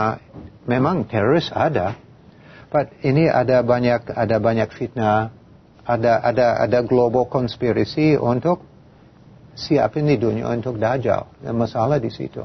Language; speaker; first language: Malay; non-native, fluent; English